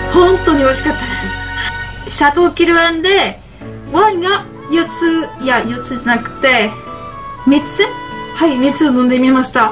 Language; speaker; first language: Japanese; non-native, learner; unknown